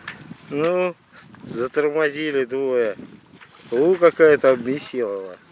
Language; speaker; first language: Russian; native; Russian